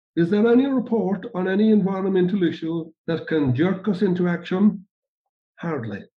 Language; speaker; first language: English; native; English